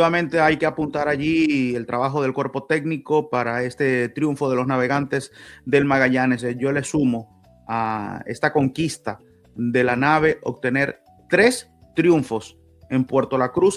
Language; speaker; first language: Spanish; native; Spanish